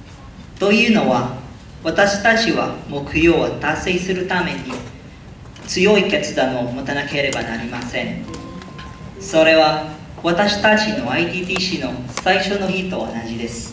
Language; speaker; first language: Japanese; non-native, learner; Filipino